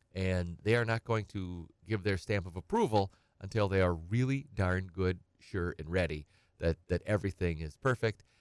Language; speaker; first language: English; native; English